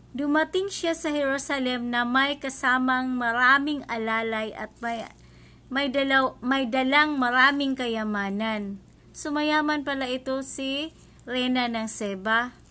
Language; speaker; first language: Filipino; non-native, local second language; Cebuano